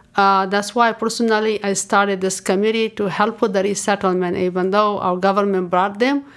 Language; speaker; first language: English; non-native, fluent; Persian